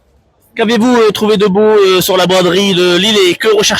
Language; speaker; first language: French; native; French